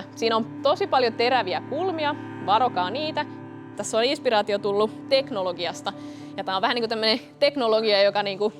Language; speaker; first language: Finnish; native; Finnish